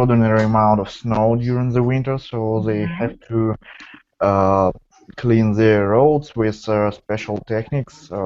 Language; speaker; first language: English; non-native, fluent; Russian